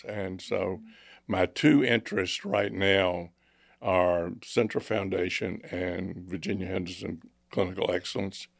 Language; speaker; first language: English; native; English